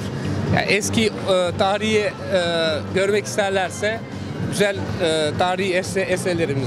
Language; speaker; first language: Turkish; non-native, fluent; Albanian